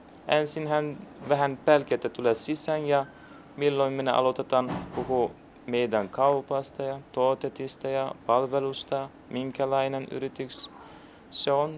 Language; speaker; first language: Finnish; non-native, learner; Turkish